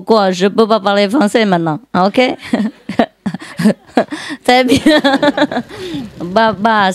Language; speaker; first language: French; non-native, learner; Vietnamese